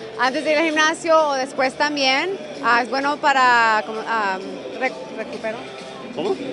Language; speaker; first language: Spanish; early bilingual, heritage; Spanish